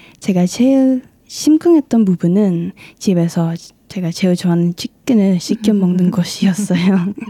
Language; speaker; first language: Korean; non-native, fluent; Indonesian